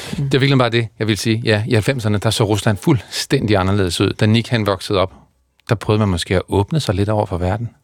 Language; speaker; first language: Danish; native; Danish